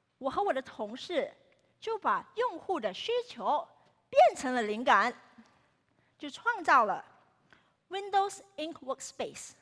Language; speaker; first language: Chinese; native; Chinese